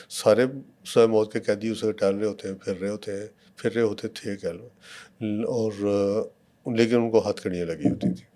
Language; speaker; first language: Urdu; non-native, local second language; Punjabi